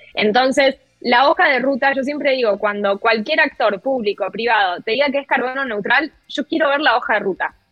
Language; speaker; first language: Spanish; native; Spanish